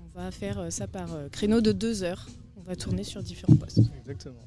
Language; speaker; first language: French; native; French